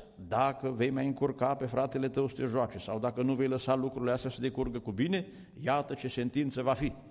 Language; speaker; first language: Romanian; native; Romanian